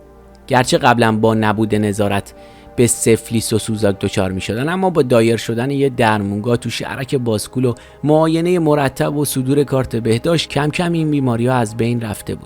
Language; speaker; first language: Persian; native; Persian